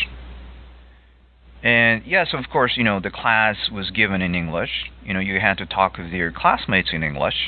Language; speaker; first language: English; non-native, fluent; Japanese